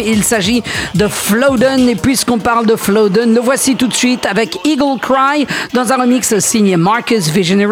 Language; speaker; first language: French; native; French